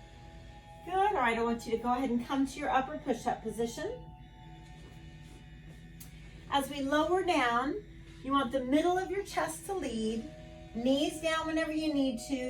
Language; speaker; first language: English; native; English